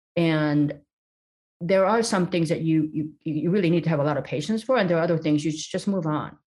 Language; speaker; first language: English; early bilingual, other home language; Korean